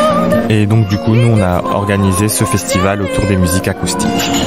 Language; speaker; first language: French; native; French